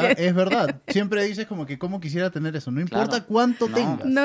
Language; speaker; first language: Spanish; native; Spanish